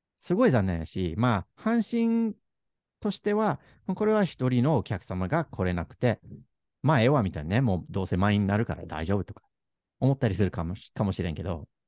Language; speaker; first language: Japanese; non-native, fluent; English